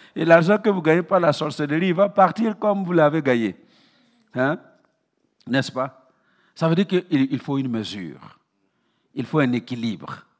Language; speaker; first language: French; non-native, local second language; Mossi